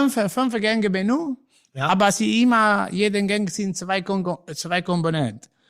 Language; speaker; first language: German; non-native, learner; Italian